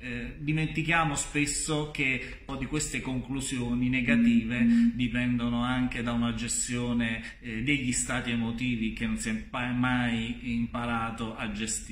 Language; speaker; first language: Italian; native; Italian